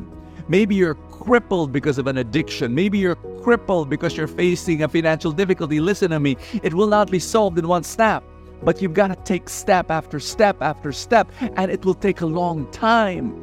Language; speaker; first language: English; non-native, local second language; Filipino